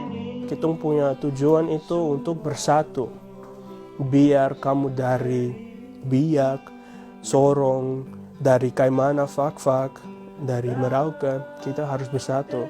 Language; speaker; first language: Indonesian; early bilingual, heritage; Indonesian